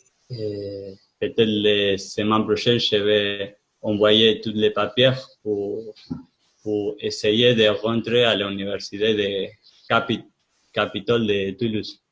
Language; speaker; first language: French; non-native, fluent; Spanish